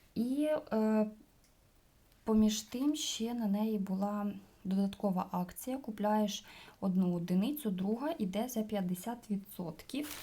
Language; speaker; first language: Ukrainian; non-native, local second language; Russian